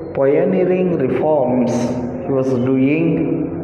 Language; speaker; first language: English; non-native, local second language; Kannada